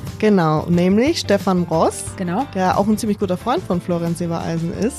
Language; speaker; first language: German; native; German